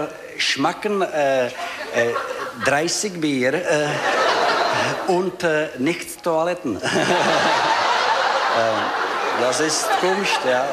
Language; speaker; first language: German; non-native, learner; Czech